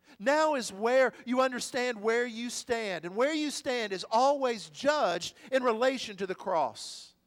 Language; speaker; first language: English; native; English